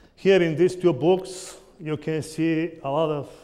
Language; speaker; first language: English; non-native, learner; Bulgarian